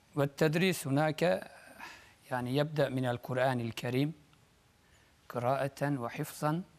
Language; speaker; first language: Arabic; non-native, fluent; Turkish